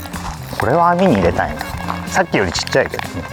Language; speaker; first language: Japanese; native; Japanese